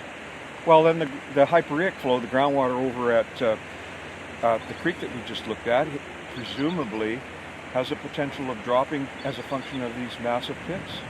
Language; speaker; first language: English; native; English